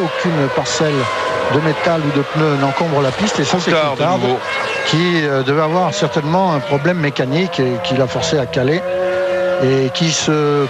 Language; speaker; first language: French; native; French